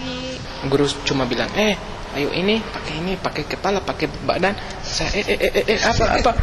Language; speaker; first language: Indonesian; non-native, learner; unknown